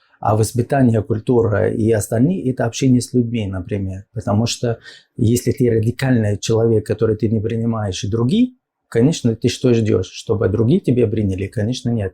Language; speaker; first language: Russian; non-native, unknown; Arabic